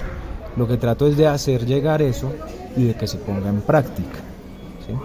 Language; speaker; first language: Spanish; native; Spanish